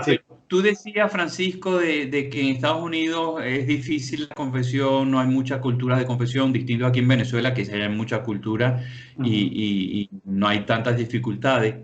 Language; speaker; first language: Spanish; native; Spanish